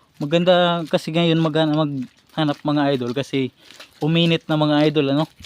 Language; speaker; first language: Filipino; native; Filipino